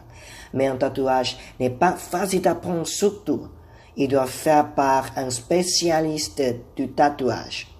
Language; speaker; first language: French; non-native, learner; Thai